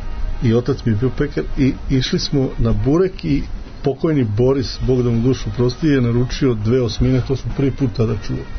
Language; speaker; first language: Serbian; native; Serbian